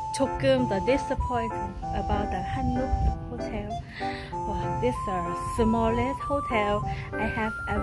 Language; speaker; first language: English; non-native, learner; Vietnamese